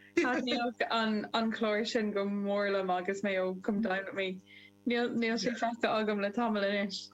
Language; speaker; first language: Irish; non-native, local second language; English